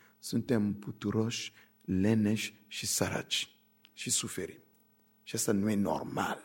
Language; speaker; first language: Romanian; non-native, fluent; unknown